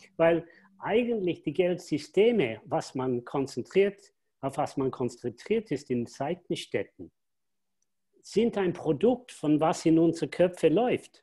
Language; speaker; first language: German; non-native, fluent; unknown